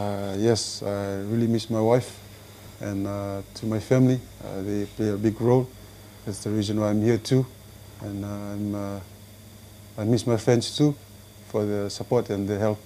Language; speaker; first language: English; non-native, local second language; Fijian